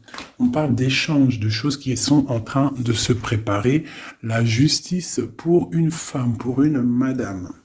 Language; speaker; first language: French; native; French